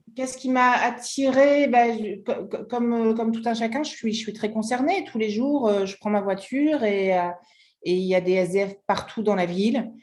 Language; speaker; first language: French; native; French